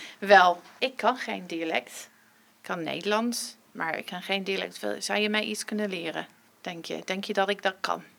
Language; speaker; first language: Dutch; non-native, fluent; English